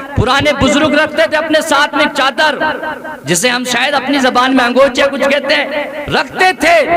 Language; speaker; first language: Urdu; native; Urdu